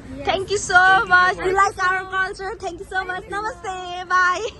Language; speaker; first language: English; non-native, learner; Nepali